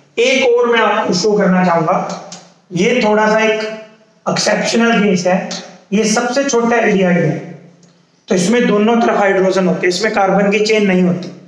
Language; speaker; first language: Hindi; native; Hindi